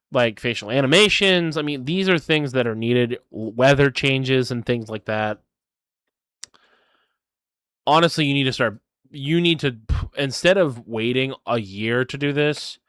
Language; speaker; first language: English; native; English